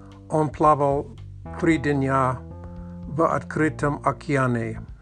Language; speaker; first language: Russian; non-native, learner; English